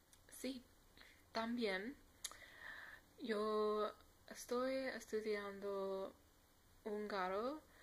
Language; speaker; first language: Spanish; non-native, learner; English